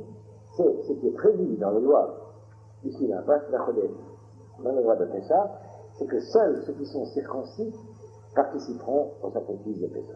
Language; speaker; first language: French; native; French